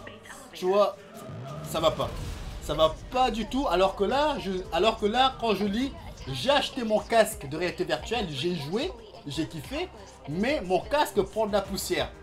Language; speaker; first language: French; native; French